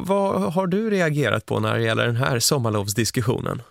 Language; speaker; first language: Swedish; native; Swedish